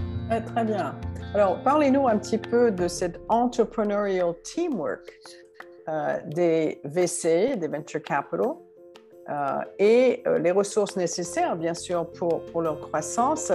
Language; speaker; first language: French; native; French